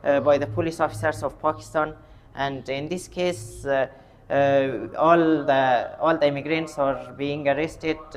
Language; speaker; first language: English; non-native, learner; Persian